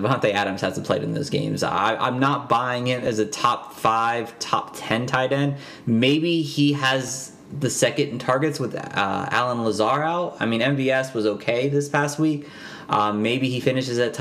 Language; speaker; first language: English; native; English